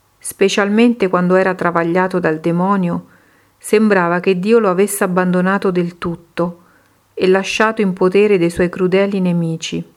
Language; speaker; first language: Italian; native; Italian